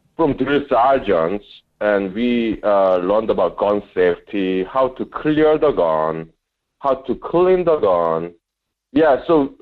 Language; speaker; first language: English; non-native, fluent; Korean